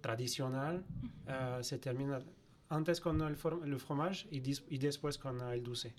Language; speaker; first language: Spanish; non-native, fluent; French